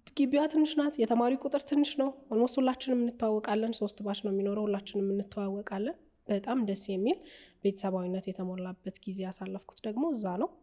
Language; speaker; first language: Amharic; native; Amharic